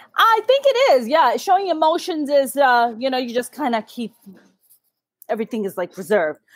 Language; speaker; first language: English; early bilingual, other home language; Urdu